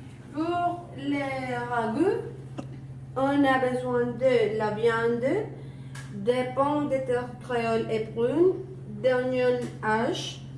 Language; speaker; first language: French; non-native, learner; Spanish